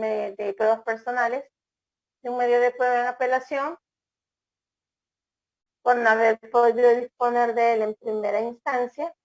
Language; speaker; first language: Spanish; native; Spanish